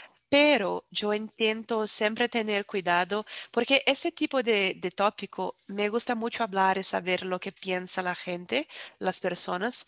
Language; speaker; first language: Spanish; non-native, fluent; Portuguese